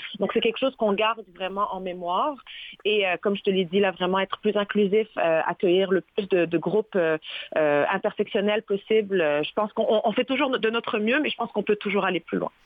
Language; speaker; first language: French; early bilingual, other home language; Arabic